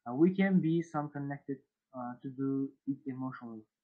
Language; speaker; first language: English; non-native, fluent; Uzbek